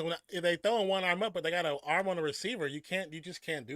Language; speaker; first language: English; native; English